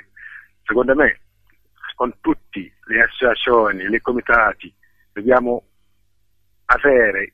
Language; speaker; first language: Italian; non-native, fluent; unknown